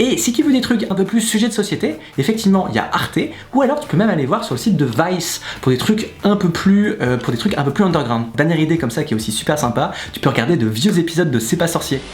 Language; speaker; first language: French; native; French